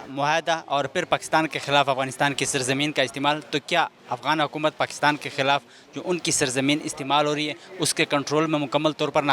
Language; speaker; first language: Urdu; non-native, local second language; Pashto